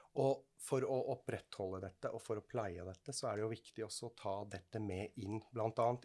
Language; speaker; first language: Norwegian; non-native, fluent; Swiss German